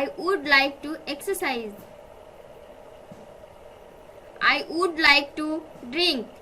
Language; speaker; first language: English; non-native, fluent; Bangla